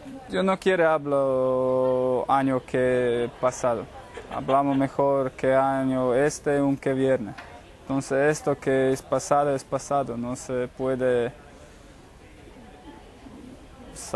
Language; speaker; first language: Spanish; non-native, learner; Croatian